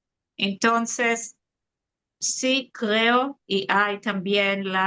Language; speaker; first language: Spanish; non-native, fluent; Hebrew